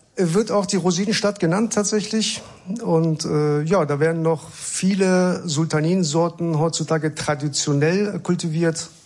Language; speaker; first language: German; early bilingual, other home language; Persian